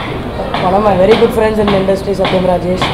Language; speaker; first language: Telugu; non-native, fluent; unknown